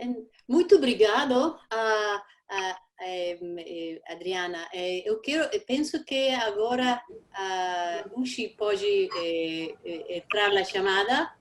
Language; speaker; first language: Portuguese; non-native, learner; Spanish